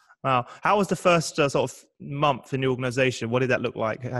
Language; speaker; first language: English; native; English